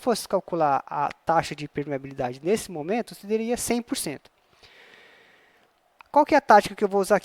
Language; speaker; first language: Portuguese; native; Portuguese